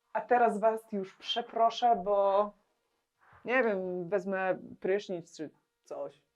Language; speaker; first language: Polish; native; Polish